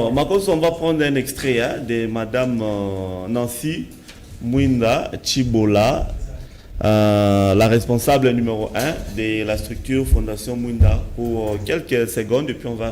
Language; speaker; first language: French; non-native, local second language; Lingala